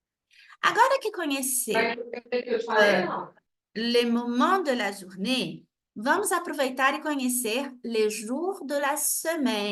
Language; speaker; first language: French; non-native, fluent; Portuguese